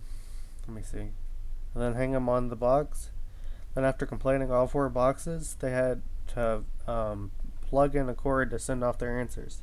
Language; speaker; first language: English; native; English